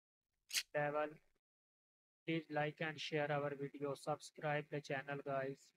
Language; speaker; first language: English; non-native, learner; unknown